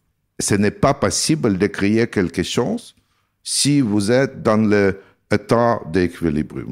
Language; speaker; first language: French; non-native, learner; Russian